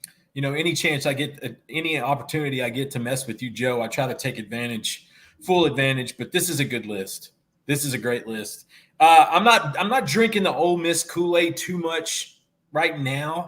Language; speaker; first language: English; native; English